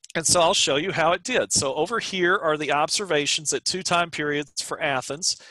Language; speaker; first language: English; native; English